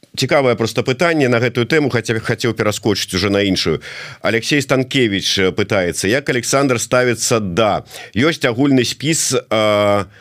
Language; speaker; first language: Belarusian; non-native, local second language; Russian